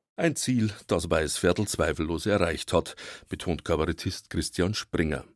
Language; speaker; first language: German; native; German